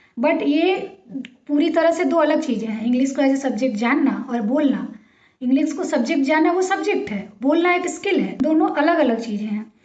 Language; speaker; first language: Hindi; native; Hindi